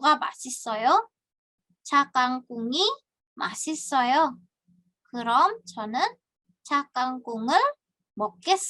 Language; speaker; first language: Korean; non-native, fluent; Indonesian